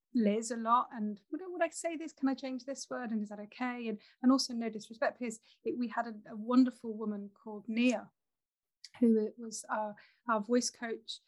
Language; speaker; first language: English; native; English